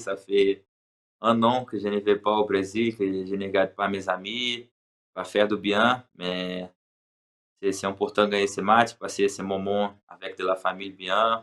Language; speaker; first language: French; non-native, learner; Portuguese